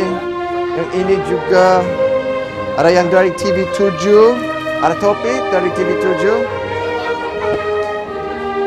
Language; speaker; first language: Indonesian; non-native, fluent; English